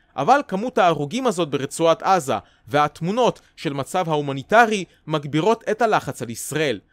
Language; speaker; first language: Hebrew; native; Hebrew